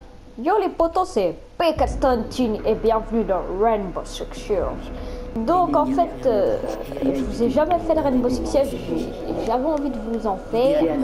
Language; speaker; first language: French; native; French